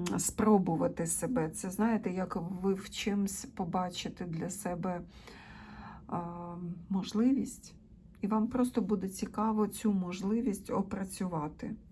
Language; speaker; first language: Ukrainian; non-native, local second language; Russian